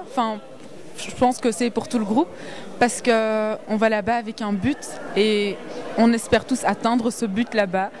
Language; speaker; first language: French; early bilingual, other home language; Arabic